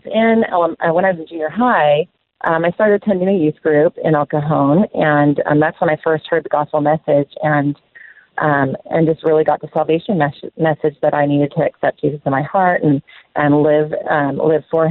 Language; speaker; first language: English; native; English